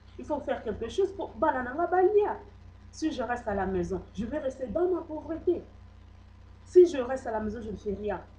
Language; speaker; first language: French; non-native, local second language; Lingala